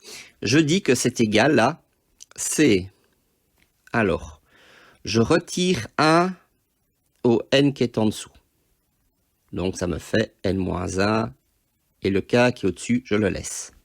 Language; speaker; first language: French; native; French